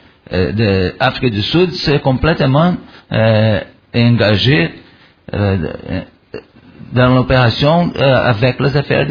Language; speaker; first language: French; non-native, learner; Portuguese